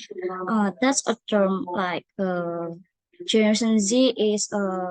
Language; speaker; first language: English; non-native, learner; Indonesian